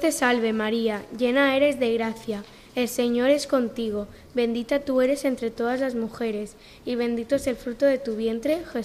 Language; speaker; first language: Spanish; native; Spanish